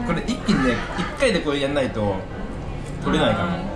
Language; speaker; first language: Japanese; native; Japanese